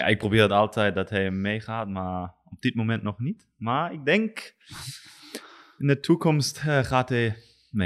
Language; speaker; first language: Dutch; non-native, learner; German